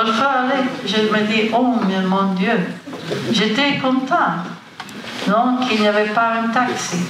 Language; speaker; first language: French; non-native, fluent; Italian